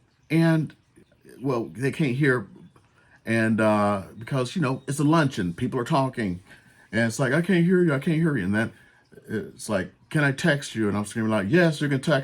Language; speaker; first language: English; native; English